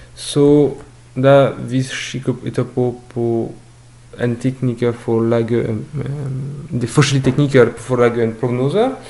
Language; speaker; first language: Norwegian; non-native, learner; French